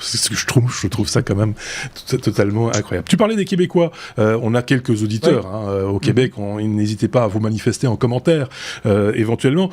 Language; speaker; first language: French; native; French